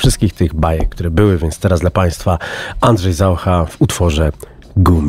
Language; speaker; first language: Polish; native; Polish